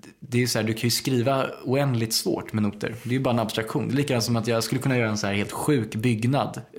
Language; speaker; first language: Swedish; native; Swedish